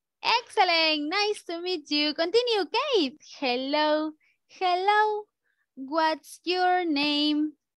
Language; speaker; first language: English; non-native, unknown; Spanish